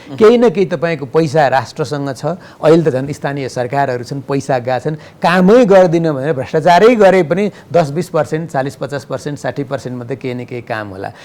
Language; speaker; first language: Nepali; native; Nepali